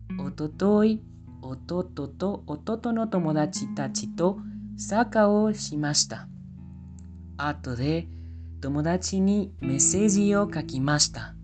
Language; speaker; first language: Japanese; non-native, learner; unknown